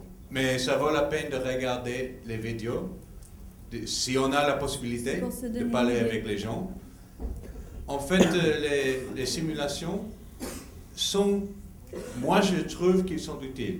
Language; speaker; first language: French; non-native, fluent; English